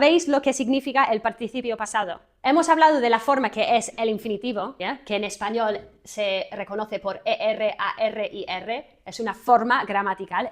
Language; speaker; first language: Spanish; non-native, fluent; English